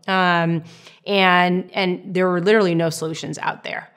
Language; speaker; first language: English; non-native, fluent; Hebrew